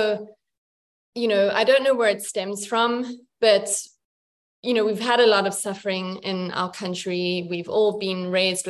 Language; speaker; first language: English; native; English